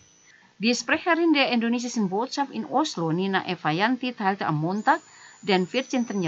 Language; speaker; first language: German; non-native, fluent; Indonesian